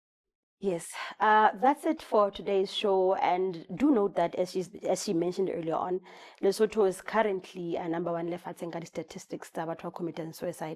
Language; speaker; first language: English; non-native, local second language; Southern Sotho